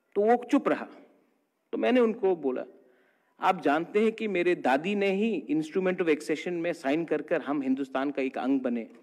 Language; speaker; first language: Hindi; non-native, local second language; Kok Borok